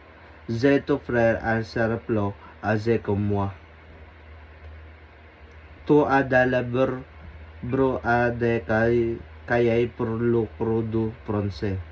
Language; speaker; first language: French; non-native, learner; Filipino